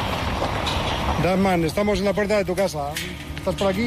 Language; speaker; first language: Spanish; native; Spanish